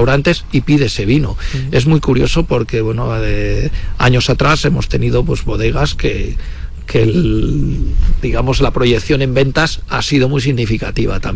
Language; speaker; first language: Spanish; native; Spanish